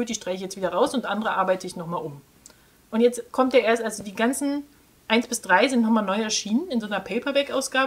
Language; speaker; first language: German; native; German